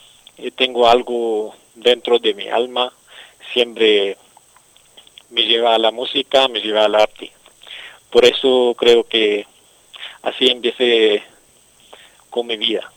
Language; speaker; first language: Spanish; non-native, local second language; Arabic